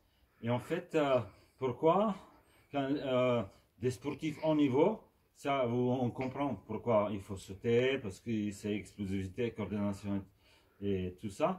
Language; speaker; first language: French; non-native, fluent; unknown